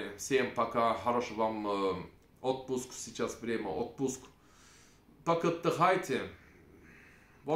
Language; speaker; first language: Russian; non-native, learner; Turkish